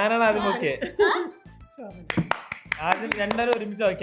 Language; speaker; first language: Malayalam; native; Malayalam